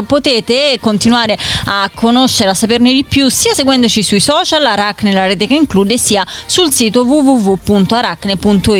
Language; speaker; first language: Italian; native; Italian